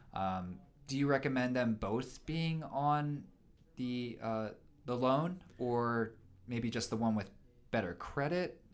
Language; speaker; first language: English; native; English